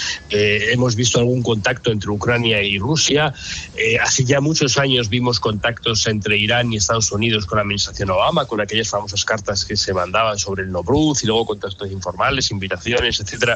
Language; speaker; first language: Spanish; native; Spanish